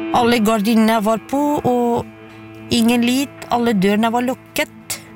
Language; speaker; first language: Norwegian; non-native, fluent; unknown